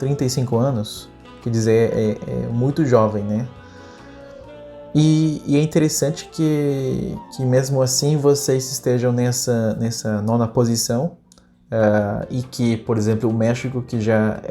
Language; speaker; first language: Portuguese; non-native, fluent; Spanish